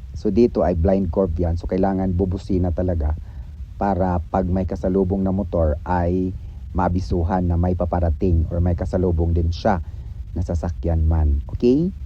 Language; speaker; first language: Filipino; non-native, local second language; Cebuano